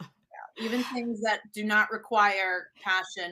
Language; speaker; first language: English; early bilingual, other home language; Italian